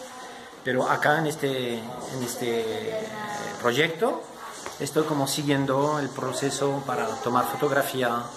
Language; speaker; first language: Spanish; non-native, fluent; French